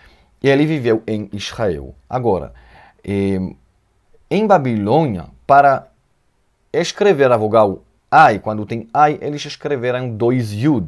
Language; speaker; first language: Portuguese; non-native, fluent; Hebrew